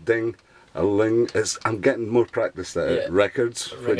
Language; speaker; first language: English; native; English